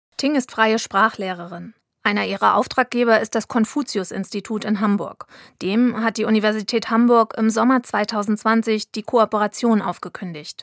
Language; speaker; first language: German; native; German